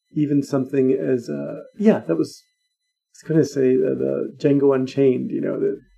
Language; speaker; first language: English; native; English